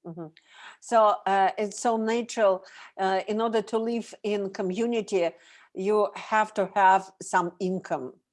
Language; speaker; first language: English; non-native, learner; Russian